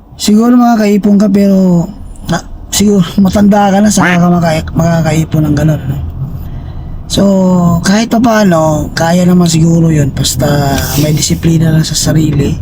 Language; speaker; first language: Filipino; non-native, local second language; Cebuano